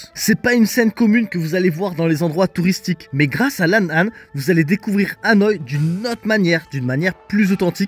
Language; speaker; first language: French; native; French